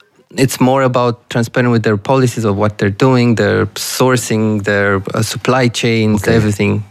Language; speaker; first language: English; non-native, fluent; Romanian